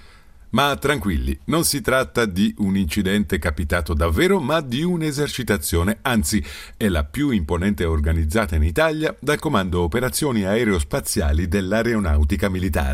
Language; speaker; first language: Italian; native; Italian